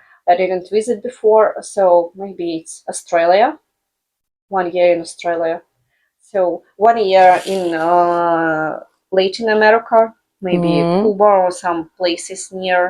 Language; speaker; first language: English; non-native, fluent; Russian